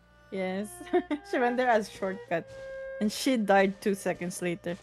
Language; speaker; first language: English; non-native, local second language; Filipino